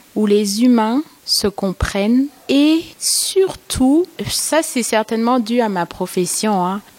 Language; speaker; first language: French; native; French